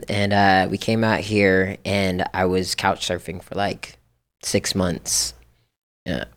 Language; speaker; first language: English; early bilingual, other home language; Japanese